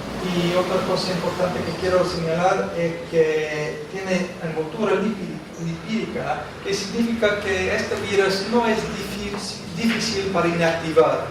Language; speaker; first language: Spanish; non-native, fluent; English